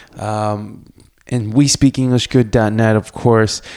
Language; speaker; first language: English; native; English